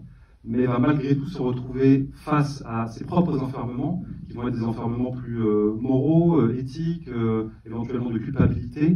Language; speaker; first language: French; native; French